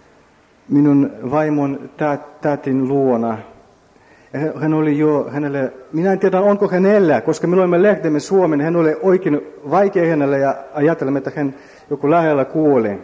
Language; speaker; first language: Finnish; non-native, learner; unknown